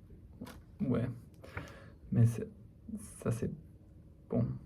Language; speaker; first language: French; non-native, learner; English